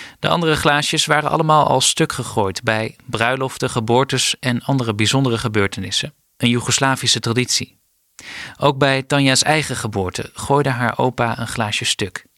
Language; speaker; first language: Dutch; native; Dutch